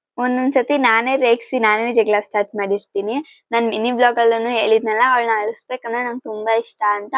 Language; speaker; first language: Kannada; non-native, local second language; Telugu